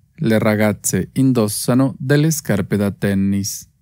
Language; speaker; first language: Italian; non-native, fluent; Spanish